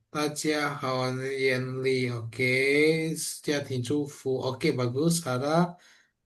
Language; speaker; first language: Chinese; non-native, fluent; Indonesian